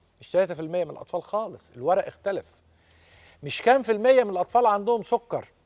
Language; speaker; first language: Arabic; native; Arabic